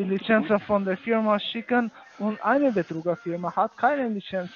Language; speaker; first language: German; non-native, learner; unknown